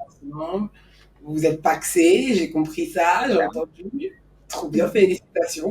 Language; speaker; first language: French; native; French